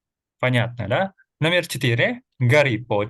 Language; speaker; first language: Russian; non-native, fluent; Indonesian